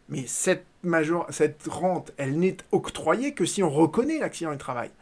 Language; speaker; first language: French; native; French